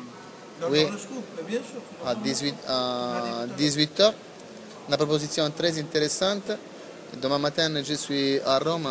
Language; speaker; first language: French; non-native, learner; Italian